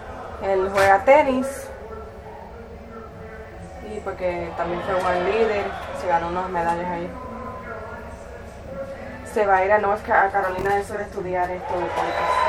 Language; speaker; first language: Spanish; early bilingual, heritage; Spanish